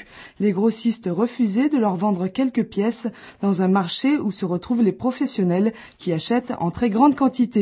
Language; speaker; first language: French; native; French